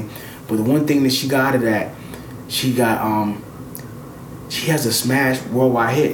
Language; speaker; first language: English; native; English